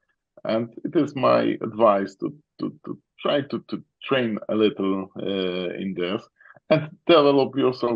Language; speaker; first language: English; non-native, fluent; Polish